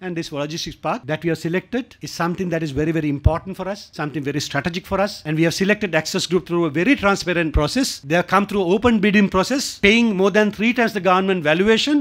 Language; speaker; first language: English; non-native, local second language; Sinhala